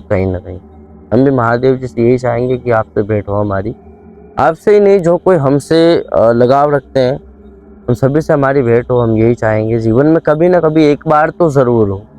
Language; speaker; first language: Hindi; native; Hindi